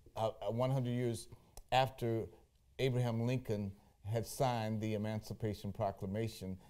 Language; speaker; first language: English; native; English